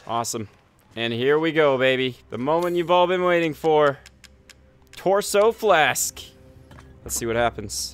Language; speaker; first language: English; native; English